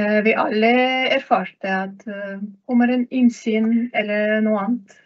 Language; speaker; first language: Norwegian; non-native, fluent; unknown